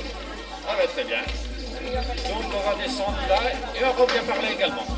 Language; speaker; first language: French; native; French